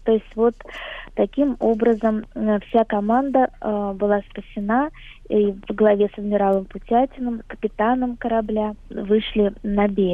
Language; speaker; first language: Russian; native; Russian